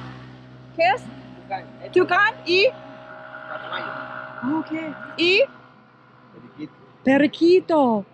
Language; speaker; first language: Spanish; non-native, learner; English